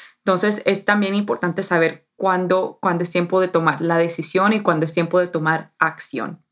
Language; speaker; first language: Spanish; early bilingual, heritage; Spanish